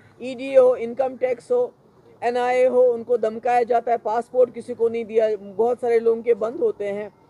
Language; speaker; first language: Urdu; non-native, local second language; Kashmiri